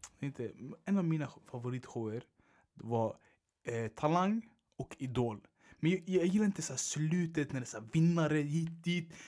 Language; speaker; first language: Swedish; early bilingual, other home language; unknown